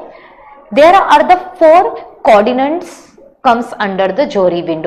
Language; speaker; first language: English; non-native, local second language; Hindi